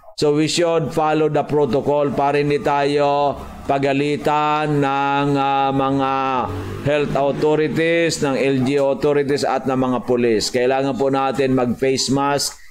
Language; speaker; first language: Filipino; non-native, local second language; Bikol